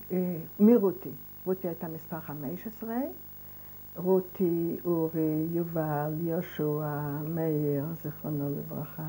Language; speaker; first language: Hebrew; non-native, fluent; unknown